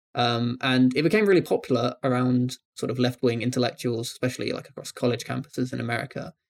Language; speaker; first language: English; native; English